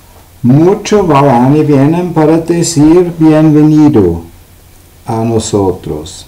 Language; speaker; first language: Spanish; non-native, learner; German